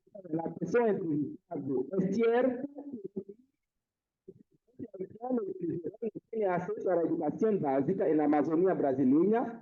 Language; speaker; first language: Portuguese; non-native, fluent; Haitian Creole